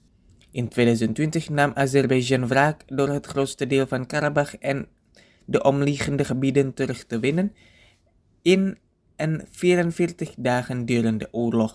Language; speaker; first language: Dutch; non-native, fluent; Indonesian